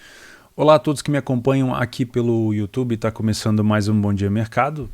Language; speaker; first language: Portuguese; native; Portuguese